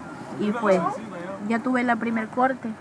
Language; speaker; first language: Spanish; native; Spanish